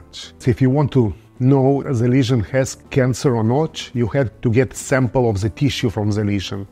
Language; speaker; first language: English; non-native, fluent; Russian